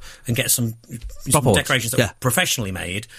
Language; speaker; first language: English; native; English